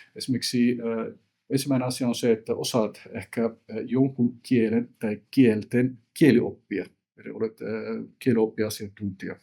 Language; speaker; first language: Finnish; early bilingual, other home language; Somali